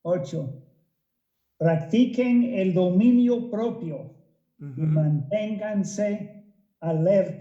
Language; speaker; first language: Spanish; non-native, fluent; English